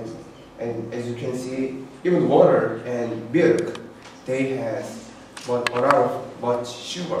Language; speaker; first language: English; non-native, learner; Korean